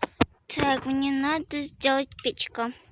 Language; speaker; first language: Russian; non-native, local second language; Kazakh